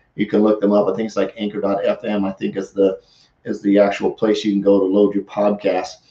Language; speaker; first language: English; native; English